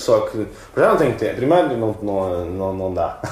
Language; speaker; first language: Portuguese; native; Portuguese